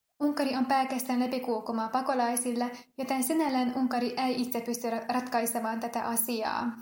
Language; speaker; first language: Finnish; non-native, fluent; Hungarian